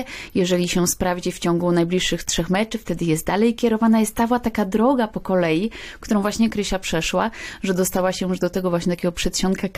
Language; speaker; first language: Polish; native; Polish